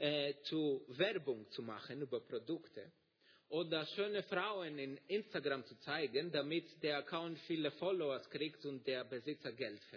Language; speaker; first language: German; non-native, fluent; Greek